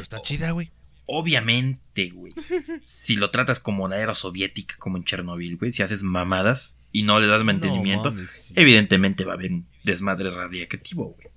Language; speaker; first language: Spanish; native; Spanish